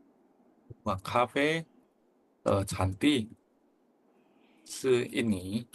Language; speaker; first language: Chinese; non-native, fluent; Indonesian